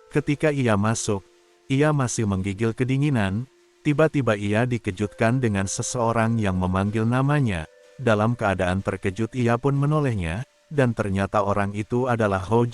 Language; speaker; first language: Indonesian; native; Indonesian